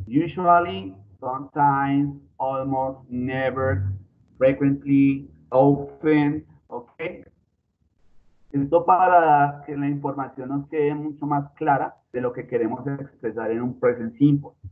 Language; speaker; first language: Spanish; native; Spanish